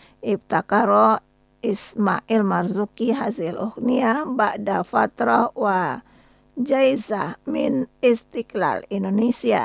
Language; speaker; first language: Arabic; non-native, fluent; Indonesian